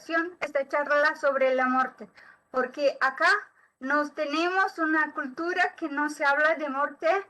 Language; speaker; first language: Spanish; non-native, learner; Portuguese